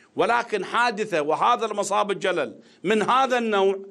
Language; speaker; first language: Arabic; native; Arabic